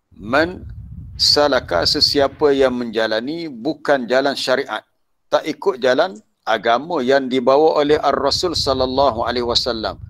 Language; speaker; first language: Malay; native; Malay